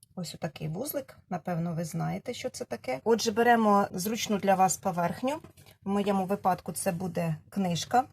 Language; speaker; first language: Ukrainian; non-native, local second language; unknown